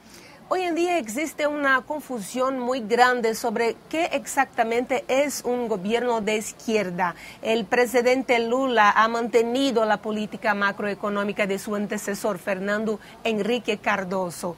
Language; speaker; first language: Spanish; non-native, fluent; Portuguese